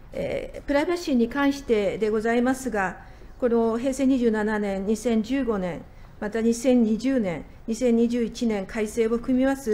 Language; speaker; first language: Japanese; native; Japanese